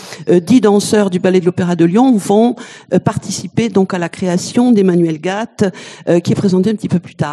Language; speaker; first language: French; native; French